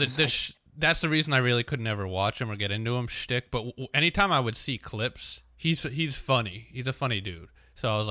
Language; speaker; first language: English; native; English